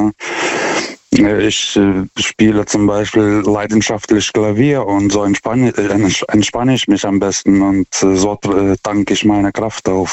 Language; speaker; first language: German; non-native, fluent; Lithuanian